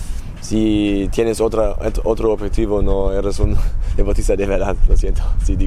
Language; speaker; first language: Spanish; non-native, fluent; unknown